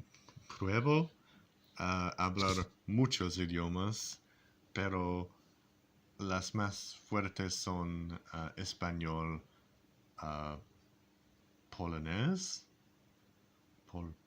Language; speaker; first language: Spanish; non-native, learner; English